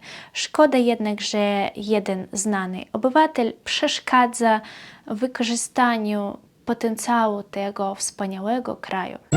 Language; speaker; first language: Polish; non-native, fluent; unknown